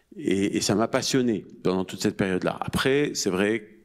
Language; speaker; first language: French; native; French